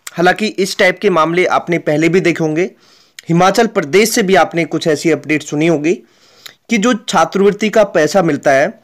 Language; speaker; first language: Hindi; native; Hindi